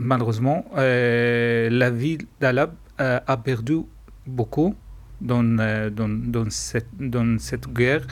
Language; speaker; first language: French; non-native, learner; Arabic